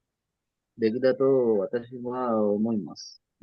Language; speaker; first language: Japanese; non-native, learner; Sinhala